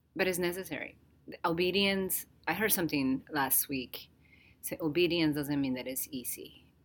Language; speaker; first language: English; non-native, fluent; Spanish